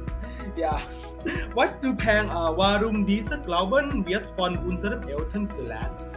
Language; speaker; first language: German; non-native, learner; Thai